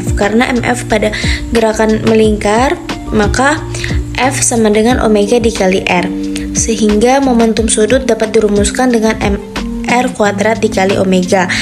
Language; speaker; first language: Indonesian; native; Indonesian